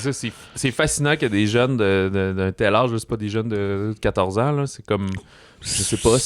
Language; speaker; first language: French; native; French